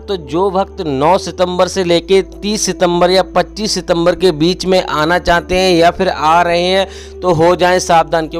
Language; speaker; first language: Hindi; native; Hindi